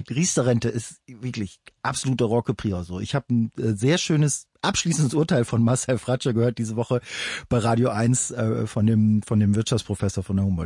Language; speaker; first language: German; native; German